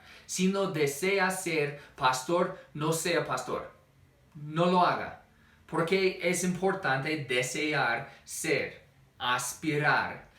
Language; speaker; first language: Spanish; non-native, fluent; English